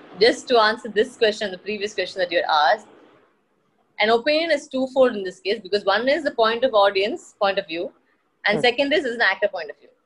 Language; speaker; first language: English; non-native, local second language; Tamil